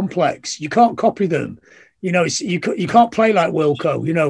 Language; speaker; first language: English; native; English